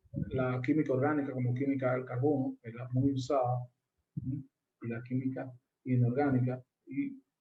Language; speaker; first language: Spanish; native; Spanish